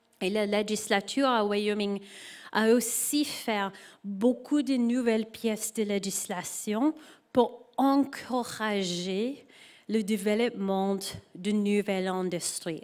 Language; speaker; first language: French; non-native, learner; English